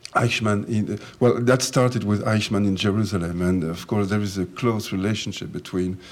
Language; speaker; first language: English; non-native, fluent; French